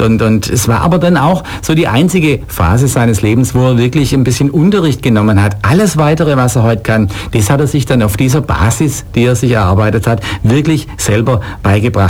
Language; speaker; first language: German; native; German